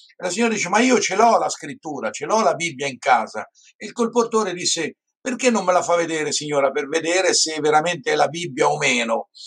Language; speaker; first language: Italian; native; Italian